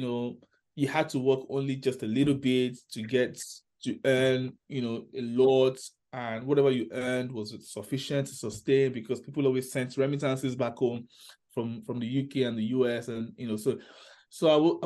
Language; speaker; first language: English; non-native, local second language; Yoruba